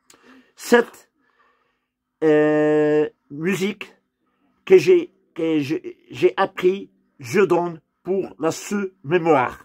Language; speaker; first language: French; non-native, local second language; Arabic